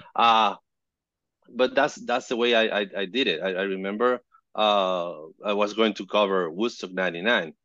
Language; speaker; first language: English; non-native, fluent; Spanish